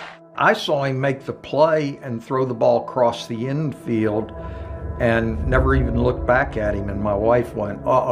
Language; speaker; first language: English; native; English